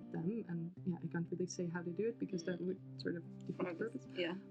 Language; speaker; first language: English; non-native, fluent; Dutch